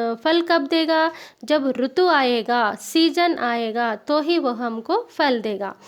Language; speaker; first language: Hindi; non-native, local second language; Telugu